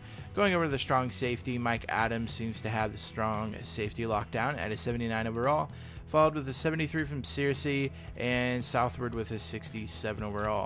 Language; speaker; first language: English; native; English